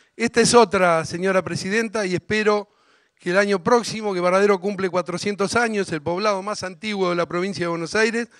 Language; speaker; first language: Spanish; native; Spanish